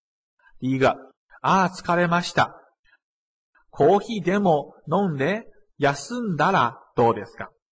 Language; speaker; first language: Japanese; non-native, fluent; Chinese